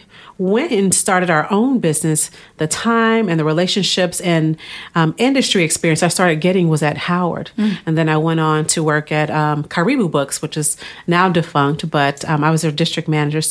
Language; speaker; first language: English; native; English